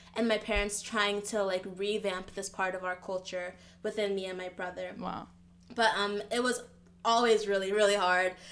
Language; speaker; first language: English; early bilingual, other home language; Yoruba